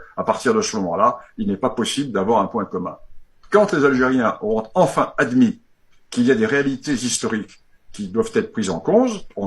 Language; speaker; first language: French; native; French